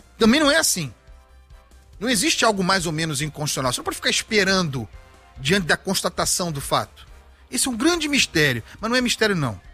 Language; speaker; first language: Portuguese; native; Portuguese